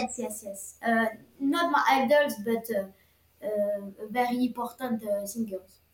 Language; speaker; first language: English; non-native, learner; French